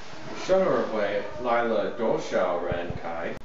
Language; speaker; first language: Chinese; non-native, learner; English